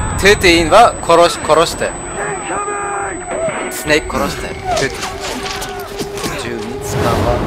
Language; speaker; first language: Japanese; non-native, learner; German